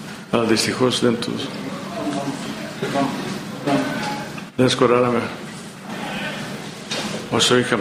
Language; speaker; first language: Greek; non-native, fluent; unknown